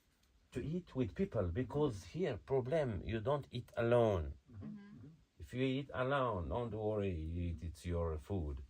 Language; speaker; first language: English; non-native, learner; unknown